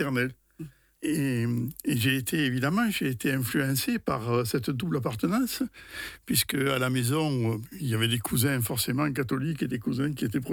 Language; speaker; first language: French; native; French